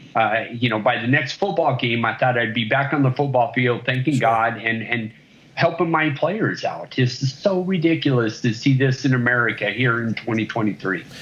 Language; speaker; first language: English; native; English